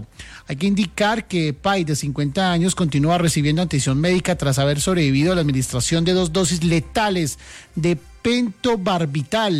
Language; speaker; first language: Spanish; native; Spanish